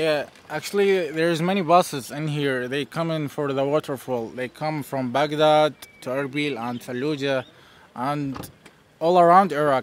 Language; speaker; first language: English; non-native, fluent; Arabic